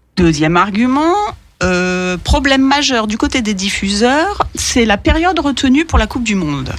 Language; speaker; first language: French; native; French